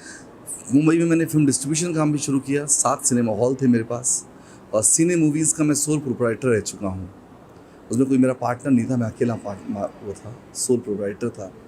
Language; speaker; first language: Hindi; native; Hindi